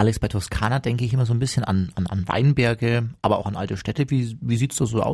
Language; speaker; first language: German; native; German